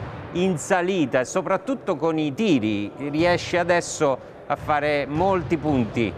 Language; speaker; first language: Italian; native; Italian